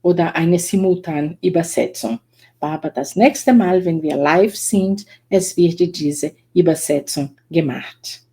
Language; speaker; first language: German; non-native, learner; Portuguese